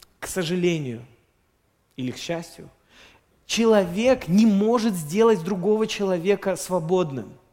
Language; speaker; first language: Russian; native; Russian